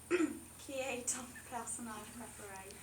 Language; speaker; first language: French; non-native, learner; English